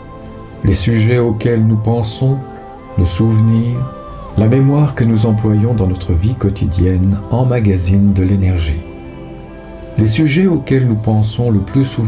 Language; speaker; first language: French; native; French